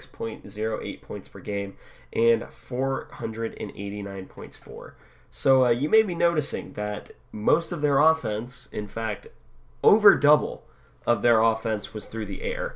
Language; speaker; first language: English; native; English